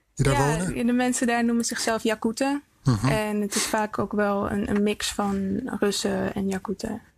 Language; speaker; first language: Dutch; early bilingual, other home language; Icelandic